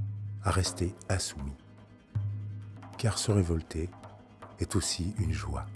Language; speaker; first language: French; native; French